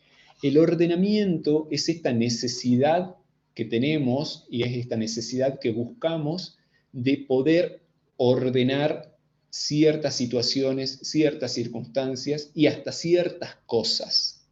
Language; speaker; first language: Spanish; native; Spanish